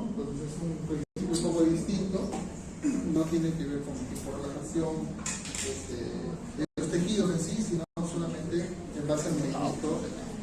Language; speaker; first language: Spanish; native; Spanish